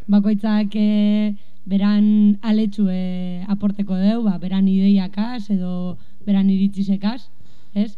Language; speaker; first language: Basque; native; Basque